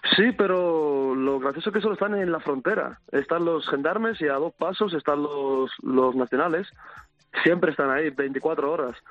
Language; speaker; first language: Spanish; early bilingual, other home language; Arabic